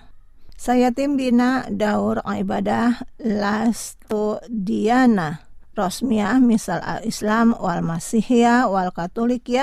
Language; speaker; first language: Arabic; non-native, fluent; Indonesian